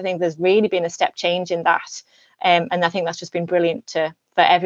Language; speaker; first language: English; native; English